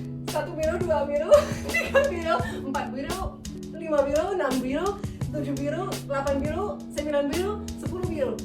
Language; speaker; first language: Indonesian; non-native, fluent; English